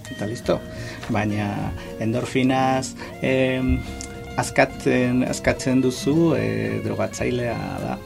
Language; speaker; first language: Basque; non-native, learner; Spanish